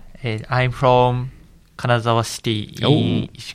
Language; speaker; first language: English; non-native, learner; Japanese